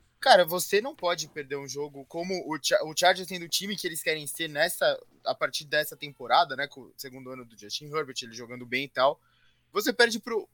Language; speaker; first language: Portuguese; native; Portuguese